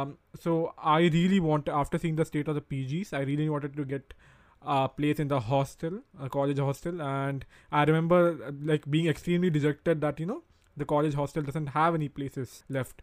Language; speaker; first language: English; non-native, local second language; Hindi